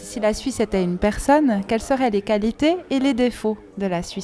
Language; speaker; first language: French; native; French